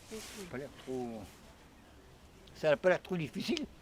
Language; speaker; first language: French; native; French